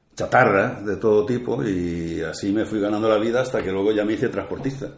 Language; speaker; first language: Spanish; native; Spanish